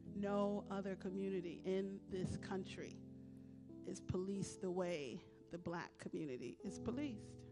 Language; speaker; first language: English; native; English